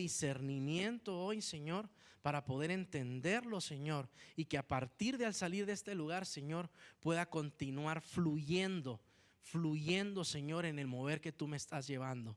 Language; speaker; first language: Spanish; native; Spanish